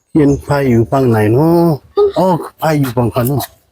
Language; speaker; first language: Thai; native; Thai